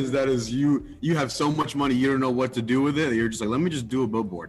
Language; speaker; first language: English; native; English